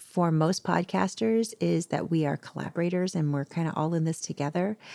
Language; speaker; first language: English; native; English